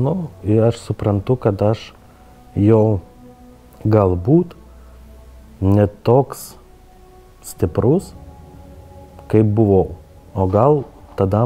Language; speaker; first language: Lithuanian; non-native, learner; Ukrainian